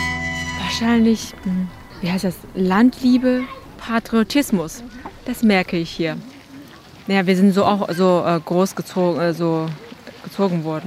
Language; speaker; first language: German; native; German